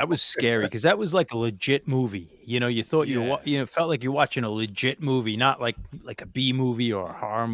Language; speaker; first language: English; native; English